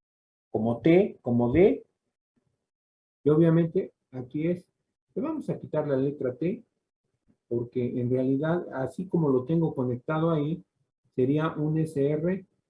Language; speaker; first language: Spanish; native; Spanish